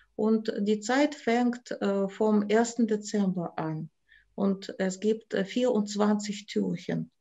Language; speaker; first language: German; non-native, fluent; Russian